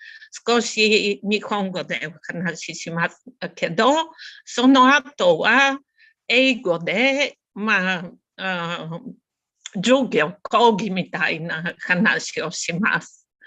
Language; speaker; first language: Japanese; non-native, learner; Bulgarian